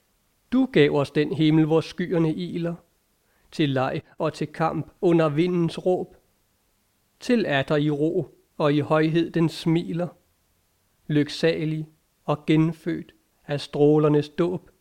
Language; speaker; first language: Danish; native; Danish